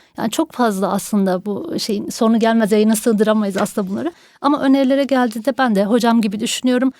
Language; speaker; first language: Turkish; native; Turkish